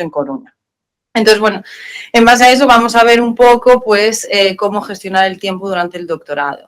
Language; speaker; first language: Spanish; native; Spanish